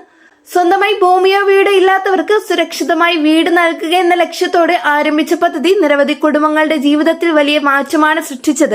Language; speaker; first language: Malayalam; native; Malayalam